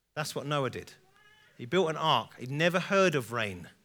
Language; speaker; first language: English; native; English